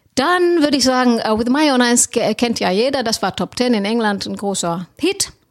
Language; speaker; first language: German; non-native, fluent; Finnish